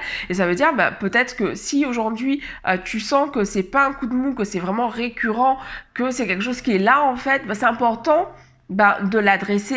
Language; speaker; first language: French; native; French